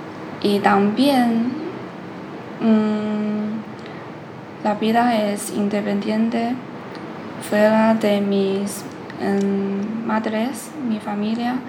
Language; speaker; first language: Spanish; non-native, learner; Chinese